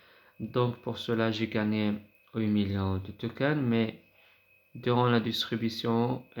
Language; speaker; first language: French; non-native, fluent; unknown